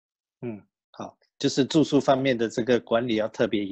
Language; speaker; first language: Chinese; native; Chinese